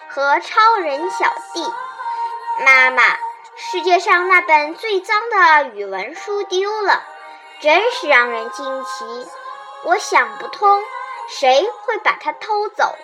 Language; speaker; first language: Chinese; native; Chinese